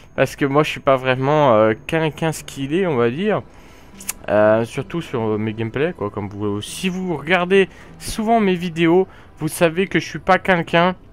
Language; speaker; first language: French; native; French